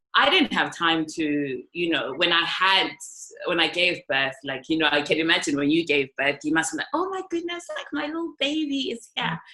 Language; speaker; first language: English; non-native, local second language; North Ndebele